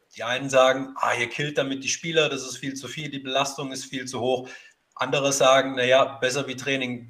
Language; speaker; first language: German; native; German